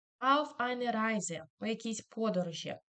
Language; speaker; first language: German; non-native, fluent; Ukrainian